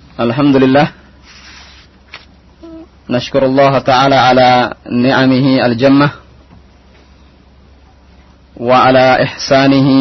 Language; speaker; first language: Arabic; non-native, fluent; Indonesian